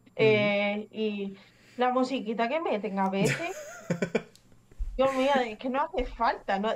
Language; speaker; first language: Spanish; early bilingual, other home language; English